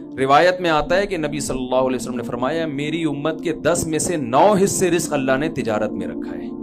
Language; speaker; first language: Urdu; native; Urdu